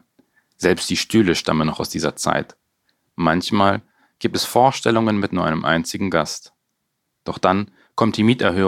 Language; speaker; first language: German; native; German